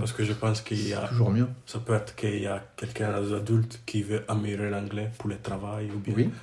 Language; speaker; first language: French; non-native, learner; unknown